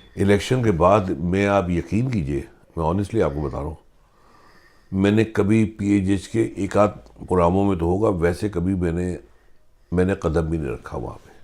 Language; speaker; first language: Urdu; native; Urdu